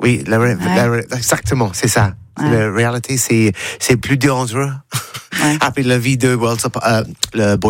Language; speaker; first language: French; non-native, learner; English